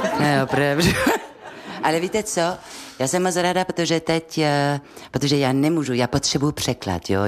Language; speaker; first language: Czech; non-native, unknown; French